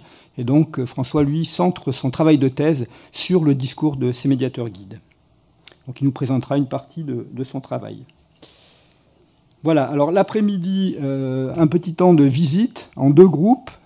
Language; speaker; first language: French; native; French